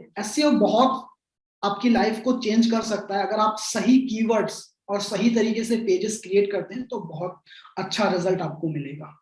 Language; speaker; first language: Hindi; non-native, local second language; Bangla